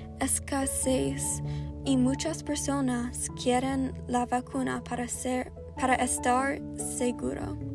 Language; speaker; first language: Spanish; non-native, learner; English